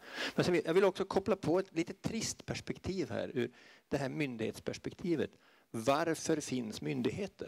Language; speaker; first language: Swedish; native; Swedish